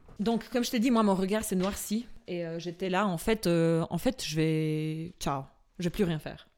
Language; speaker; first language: French; non-native, fluent; Albanian